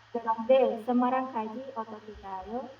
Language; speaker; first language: Korean; non-native, learner; Indonesian